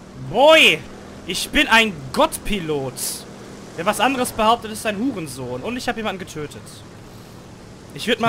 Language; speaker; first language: German; native; German